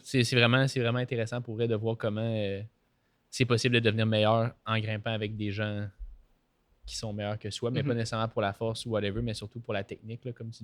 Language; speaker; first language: French; native; French